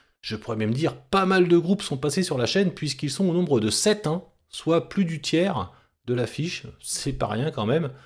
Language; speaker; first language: French; native; French